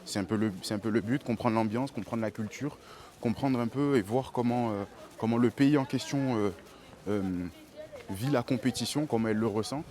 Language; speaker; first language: French; native; French